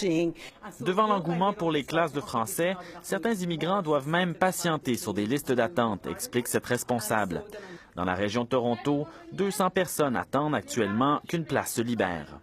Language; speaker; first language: French; native; French